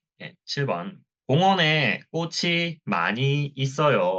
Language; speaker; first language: Korean; non-native, learner; Thai